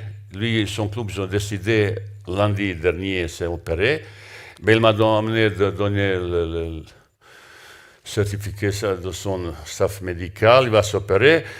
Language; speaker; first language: French; non-native, learner; Bosnian